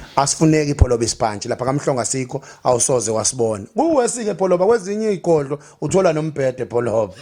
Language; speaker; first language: Zulu; native; Zulu